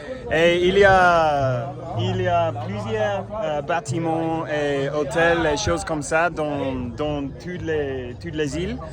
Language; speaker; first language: French; non-native, learner; English